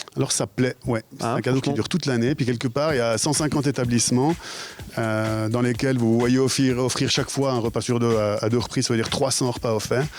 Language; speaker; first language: French; native; French